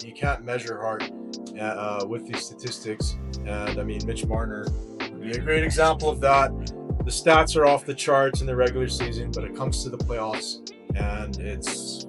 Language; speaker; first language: English; native; English